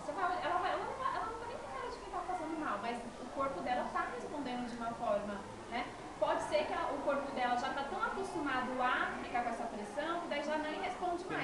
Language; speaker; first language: Portuguese; native; Portuguese